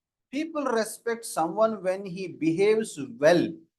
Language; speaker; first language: English; non-native, local second language; Telugu